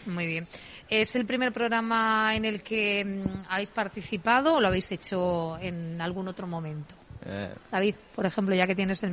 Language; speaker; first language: Spanish; native; Spanish